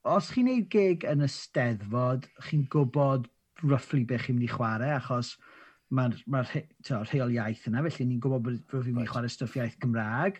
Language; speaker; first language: Welsh; native; Welsh